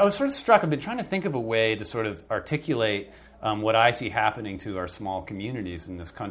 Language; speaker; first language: English; native; English